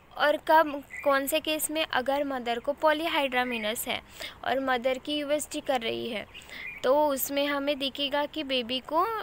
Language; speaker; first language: Hindi; non-native, local second language; Marathi